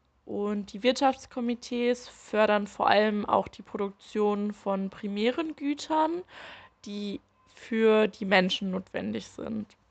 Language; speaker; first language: German; native; German